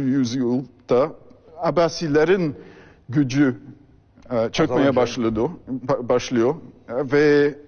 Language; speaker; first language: Turkish; non-native, fluent; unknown